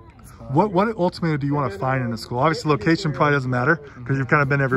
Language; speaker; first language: English; native; English